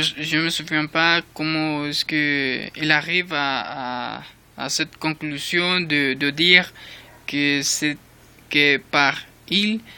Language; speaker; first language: French; non-native, learner; Spanish